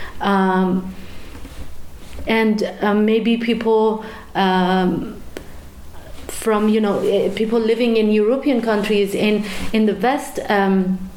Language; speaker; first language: English; non-native, fluent; Persian